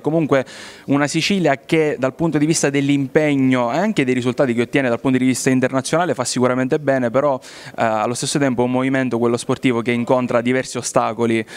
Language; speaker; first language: Italian; native; Italian